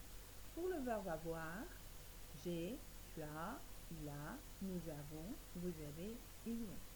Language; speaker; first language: French; non-native, fluent; Spanish